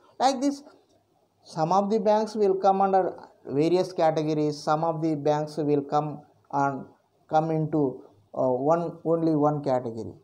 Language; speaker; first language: English; non-native, local second language; Telugu